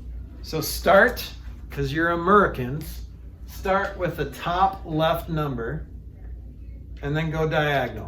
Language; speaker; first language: English; native; English